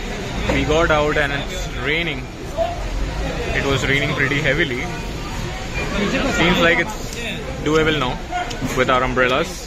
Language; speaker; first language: English; non-native, local second language; Hindi